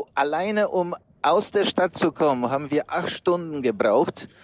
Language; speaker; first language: German; non-native, fluent; Polish